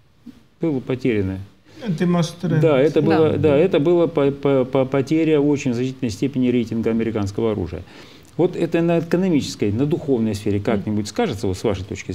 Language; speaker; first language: Russian; native; Russian